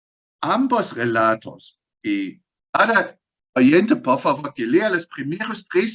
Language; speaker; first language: Spanish; non-native, fluent; German